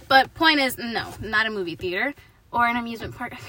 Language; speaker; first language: English; native; English